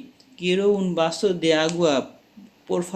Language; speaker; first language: Spanish; non-native, learner; Bangla